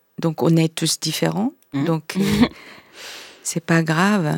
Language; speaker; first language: French; non-native, fluent; Korean